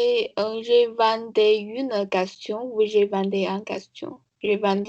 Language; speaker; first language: French; non-native, learner; Chinese